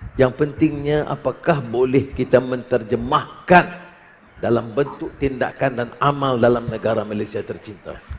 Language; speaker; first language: Malay; native; Malay